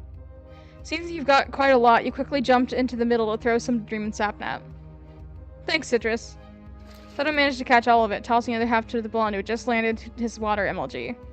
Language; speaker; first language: English; native; English